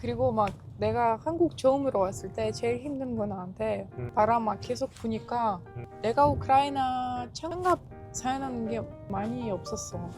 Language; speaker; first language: Korean; non-native, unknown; Ukrainian